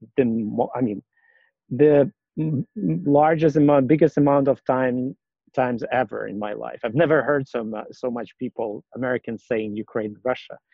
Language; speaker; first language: English; non-native, fluent; Russian